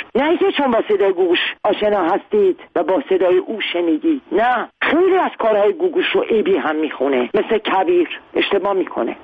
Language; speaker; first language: Persian; non-native, local second language; Armenian